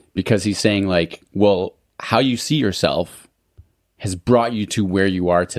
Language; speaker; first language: English; native; English